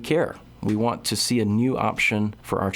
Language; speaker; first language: English; native; English